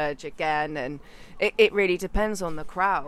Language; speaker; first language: English; native; English